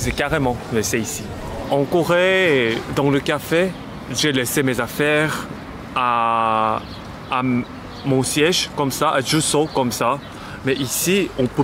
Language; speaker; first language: French; non-native, learner; Korean